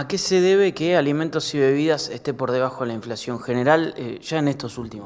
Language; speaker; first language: Spanish; native; Spanish